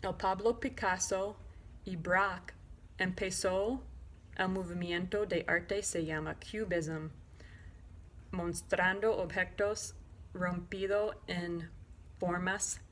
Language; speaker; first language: Spanish; non-native, learner; English